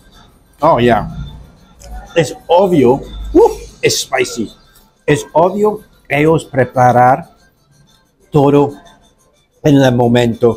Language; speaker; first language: Spanish; non-native, learner; English